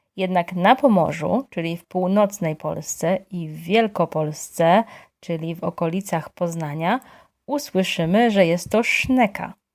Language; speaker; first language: Polish; native; Polish